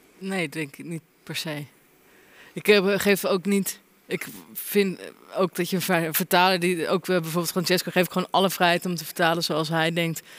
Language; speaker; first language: Dutch; native; Dutch